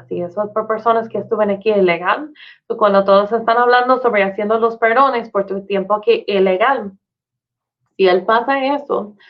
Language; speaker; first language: Spanish; non-native, fluent; English